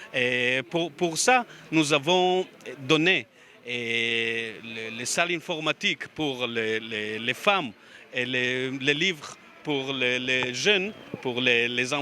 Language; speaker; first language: French; non-native, learner; Hebrew